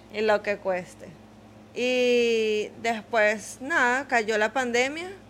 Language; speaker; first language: Spanish; native; Spanish